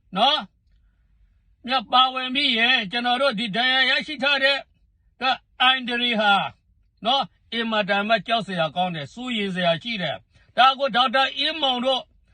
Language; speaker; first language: Burmese; native; Burmese